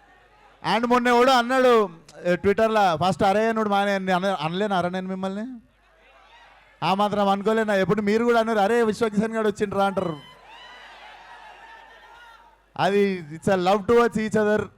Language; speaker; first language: Telugu; native; Telugu